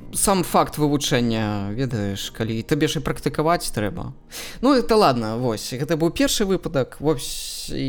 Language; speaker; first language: Belarusian; non-native, local second language; Russian